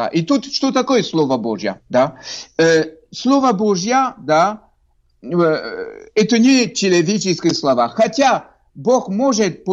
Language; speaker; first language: Russian; non-native, fluent; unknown